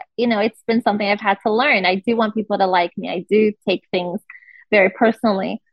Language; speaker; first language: English; non-native, fluent; Portuguese